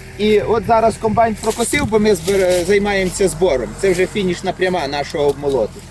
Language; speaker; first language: Ukrainian; native; Ukrainian